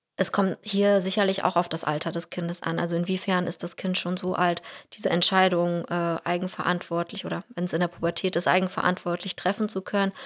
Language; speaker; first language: German; early bilingual, heritage; Russian